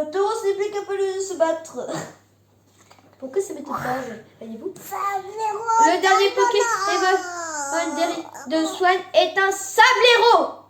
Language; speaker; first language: French; native; French